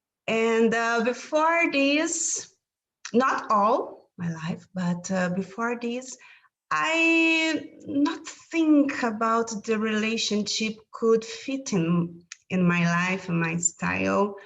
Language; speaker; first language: English; non-native, learner; Portuguese